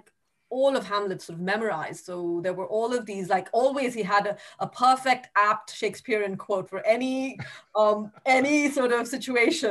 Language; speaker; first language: English; non-native, local second language; Tamil